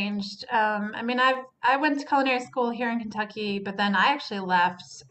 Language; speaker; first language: English; native; English